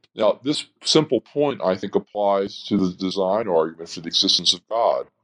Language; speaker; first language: English; native; English